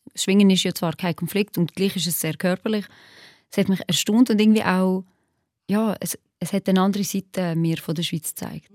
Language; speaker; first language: German; early bilingual, other home language; Albanian